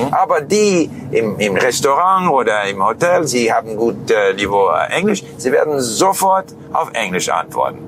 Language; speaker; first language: German; non-native, fluent; English